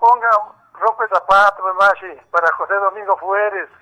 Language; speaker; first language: Spanish; non-native, local second language; Quechua